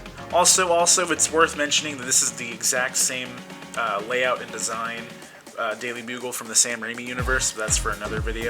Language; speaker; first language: English; native; English